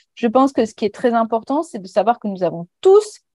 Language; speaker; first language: French; native; French